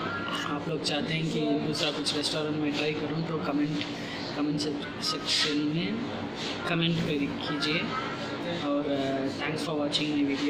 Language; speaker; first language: Hindi; non-native, local second language; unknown